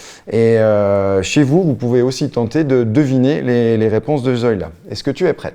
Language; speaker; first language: French; native; French